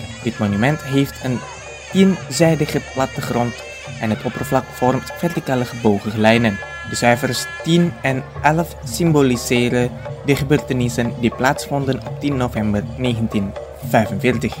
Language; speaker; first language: Dutch; non-native, fluent; Indonesian